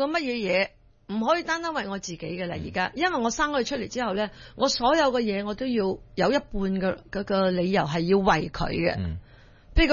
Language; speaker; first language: Cantonese; early bilingual, heritage; Cantonese